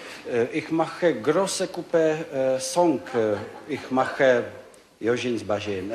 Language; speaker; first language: German; non-native, learner; Czech